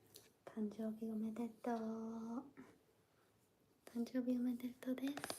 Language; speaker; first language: Japanese; non-native, learner; English